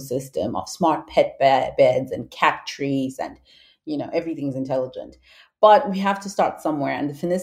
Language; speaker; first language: English; non-native, local second language; Shona